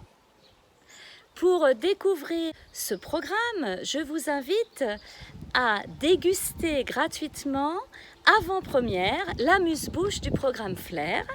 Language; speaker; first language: French; native; French